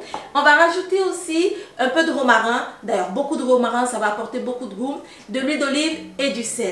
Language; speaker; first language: French; native; French